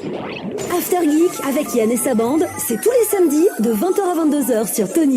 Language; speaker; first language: French; native; French